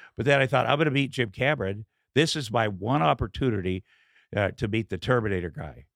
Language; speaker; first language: English; native; English